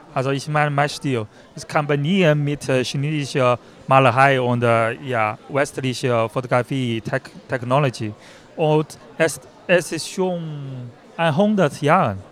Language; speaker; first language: German; non-native, learner; Chinese